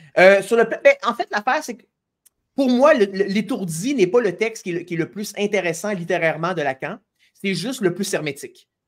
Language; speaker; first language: French; native; French